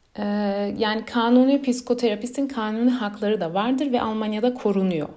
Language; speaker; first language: Turkish; early bilingual, heritage; Turkish